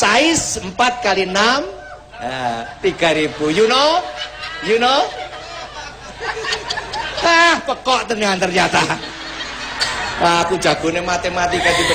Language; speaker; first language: Indonesian; non-native, local second language; Javanese